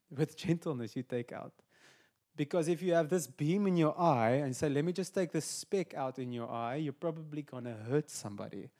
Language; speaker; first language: English; non-native, local second language; Afrikaans